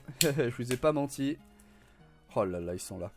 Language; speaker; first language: French; native; French